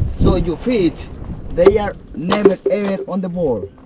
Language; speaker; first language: English; non-native, fluent; Spanish